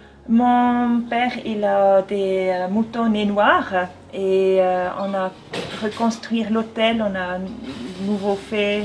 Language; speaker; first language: French; non-native, local second language; German